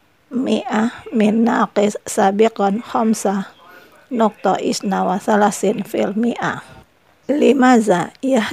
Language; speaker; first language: Arabic; non-native, fluent; Indonesian